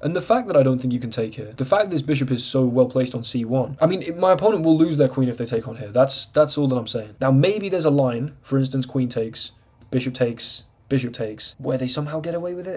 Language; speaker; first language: English; native; English